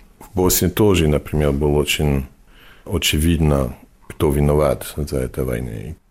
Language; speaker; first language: Russian; non-native, fluent; English